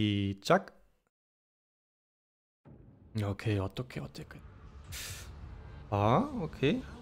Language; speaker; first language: Korean; non-native, fluent; German